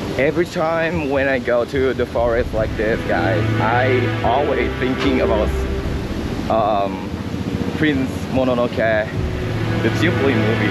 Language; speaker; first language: English; non-native, fluent; Japanese